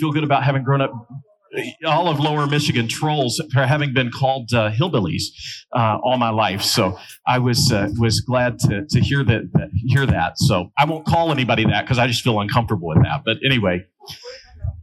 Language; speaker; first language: English; native; English